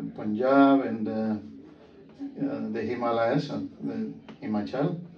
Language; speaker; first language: English; non-native, fluent; Amharic